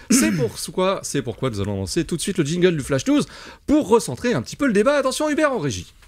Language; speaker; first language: French; native; French